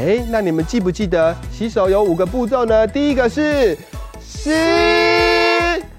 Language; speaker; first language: Chinese; native; Chinese